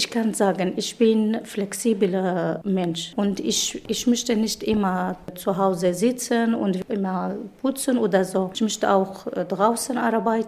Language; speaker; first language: German; non-native, learner; Arabic